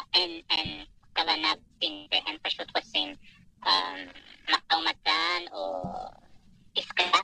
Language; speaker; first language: Hebrew; non-native, fluent; Persian